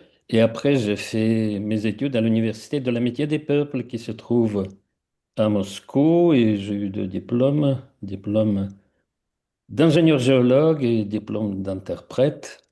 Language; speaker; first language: French; non-native, fluent; Russian